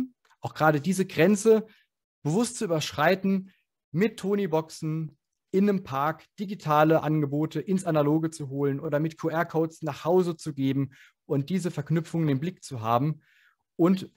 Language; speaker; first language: German; native; German